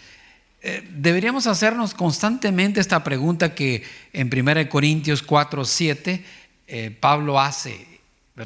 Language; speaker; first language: Spanish; native; Spanish